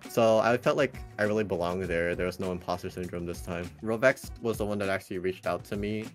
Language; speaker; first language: English; native; English